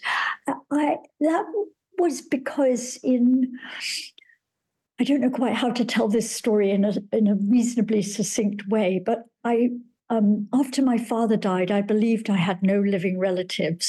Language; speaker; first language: English; native; English